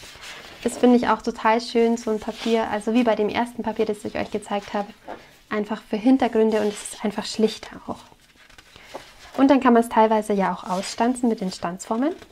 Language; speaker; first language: German; native; German